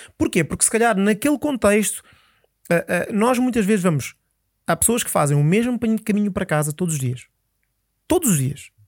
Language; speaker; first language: Portuguese; early bilingual, other home language; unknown